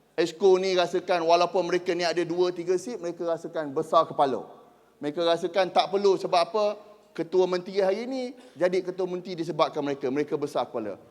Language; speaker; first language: Malay; native; Malay